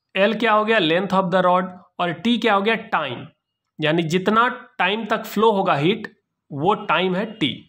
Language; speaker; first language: Hindi; native; Hindi